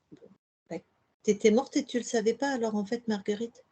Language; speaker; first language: French; native; French